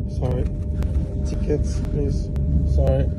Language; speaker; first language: English; non-native, learner; French